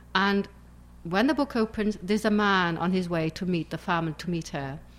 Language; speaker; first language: English; native; English